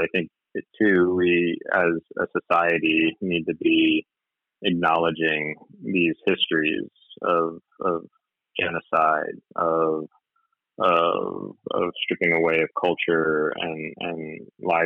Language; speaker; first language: English; native; English